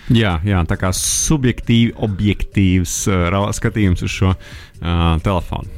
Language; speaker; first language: Latvian; native; Latvian